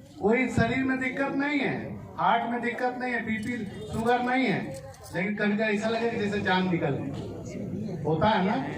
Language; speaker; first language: Hindi; native; Hindi